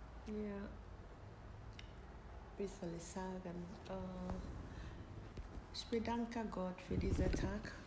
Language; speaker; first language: German; non-native, learner; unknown